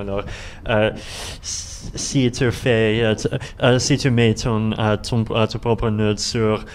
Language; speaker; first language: French; non-native, learner; Russian